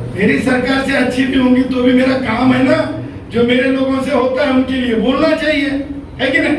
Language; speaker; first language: Hindi; non-native, local second language; Marathi